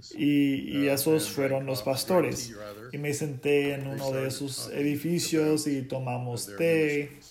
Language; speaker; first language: Spanish; non-native, fluent; English